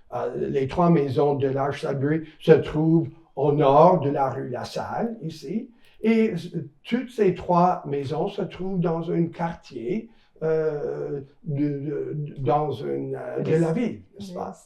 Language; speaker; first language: French; non-native, local second language; English